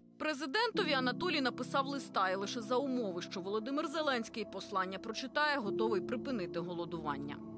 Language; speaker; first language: Ukrainian; native; Ukrainian